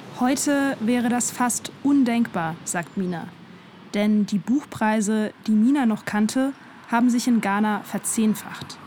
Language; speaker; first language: German; native; German